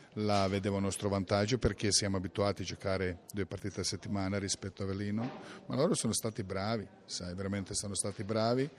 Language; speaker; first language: Italian; non-native, fluent; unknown